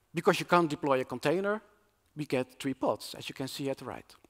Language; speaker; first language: English; non-native, fluent; Dutch